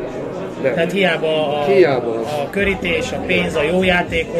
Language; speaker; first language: Hungarian; native; Hungarian